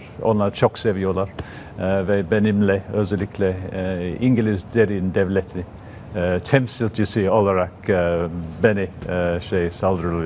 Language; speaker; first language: Turkish; non-native, fluent; English